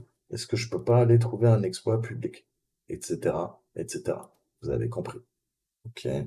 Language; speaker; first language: French; native; French